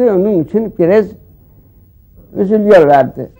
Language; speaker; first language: Turkish; early bilingual, heritage; Turkish